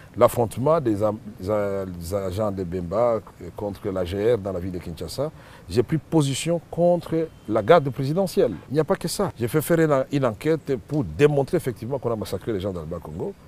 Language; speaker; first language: French; non-native, local second language; Swahili